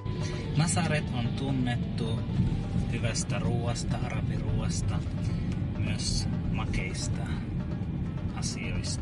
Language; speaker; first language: Finnish; non-native, fluent; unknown